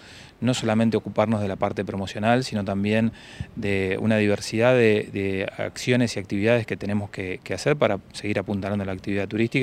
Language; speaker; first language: Spanish; native; Spanish